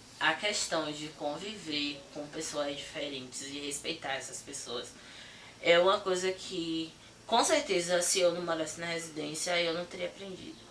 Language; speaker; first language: Portuguese; native; Portuguese